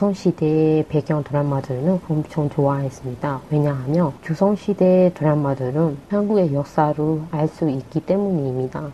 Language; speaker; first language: Korean; non-native, fluent; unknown